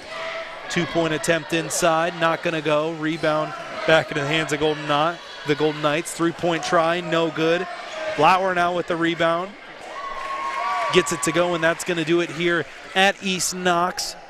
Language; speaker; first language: English; native; English